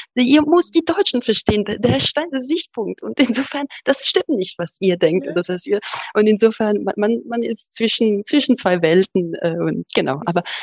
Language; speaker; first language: German; non-native, fluent; Italian